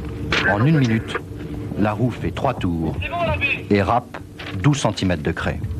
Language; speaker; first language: French; native; French